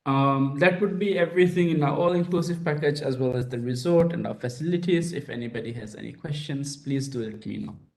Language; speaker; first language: English; non-native, local second language; Divehi